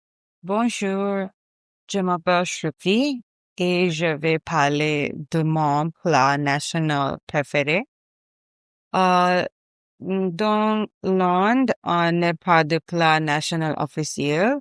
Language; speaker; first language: French; non-native, learner; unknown